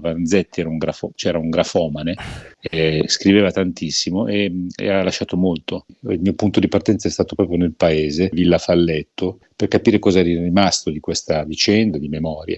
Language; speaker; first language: Italian; native; Italian